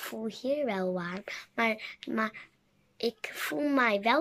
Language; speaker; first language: Dutch; early bilingual, other home language; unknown